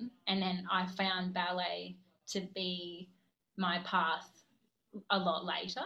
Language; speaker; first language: English; native; English